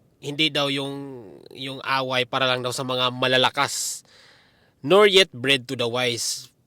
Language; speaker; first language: Filipino; non-native, local second language; Cebuano